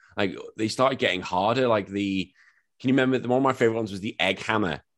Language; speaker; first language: English; native; English